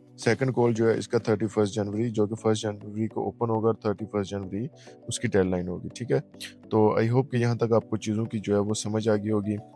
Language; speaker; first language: Urdu; native; Urdu